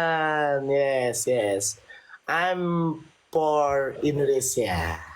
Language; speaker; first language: English; non-native, learner; Sundanese